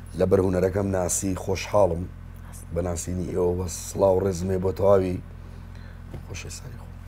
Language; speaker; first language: Central Kurdish; native; Central Kurdish